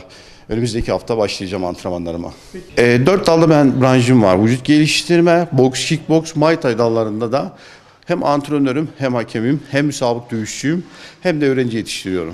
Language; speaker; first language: Turkish; native; Turkish